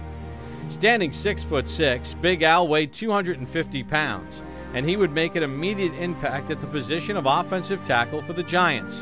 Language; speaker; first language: English; native; English